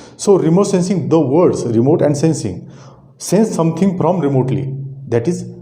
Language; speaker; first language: English; non-native, local second language; Marathi